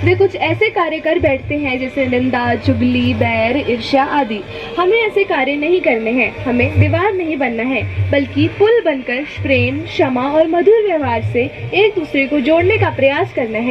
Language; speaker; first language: Hindi; native; Hindi